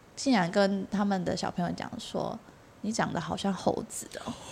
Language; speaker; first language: Chinese; native; Chinese